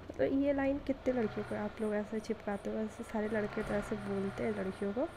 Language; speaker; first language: Hindi; native; Hindi